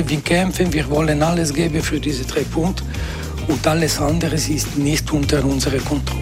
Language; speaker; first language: German; non-native, local second language; Italian